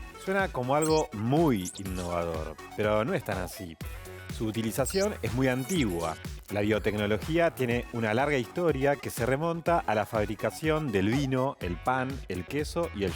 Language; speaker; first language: Spanish; native; Spanish